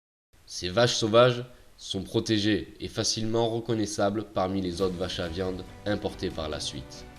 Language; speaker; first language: French; native; French